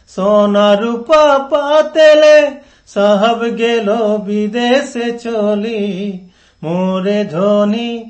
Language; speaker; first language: Assamese; non-native, local second language; Sadri